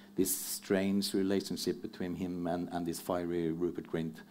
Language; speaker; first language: English; non-native, fluent; Norwegian